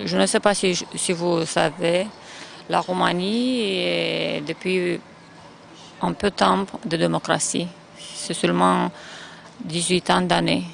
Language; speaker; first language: French; non-native, learner; Romanian